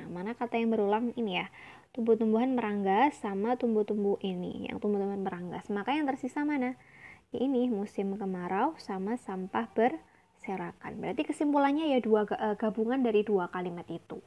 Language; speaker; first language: Indonesian; native; Indonesian